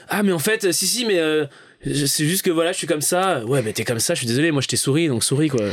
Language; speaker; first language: French; native; French